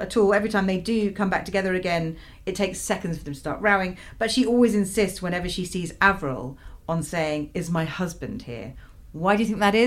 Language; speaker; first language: English; native; English